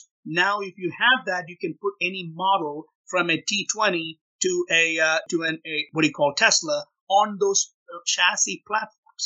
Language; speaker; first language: English; non-native, local second language; Malayalam